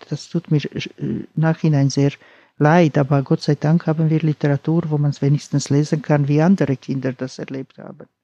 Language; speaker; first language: German; non-native, fluent; Croatian